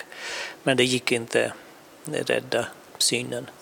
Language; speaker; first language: Swedish; non-native, fluent; Urdu